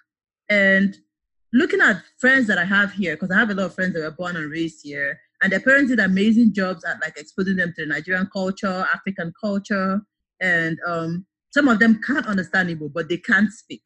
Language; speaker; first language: English; non-native, local second language; Igbo